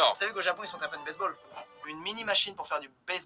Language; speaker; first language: French; native; French